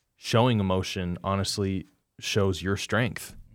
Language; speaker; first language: English; native; English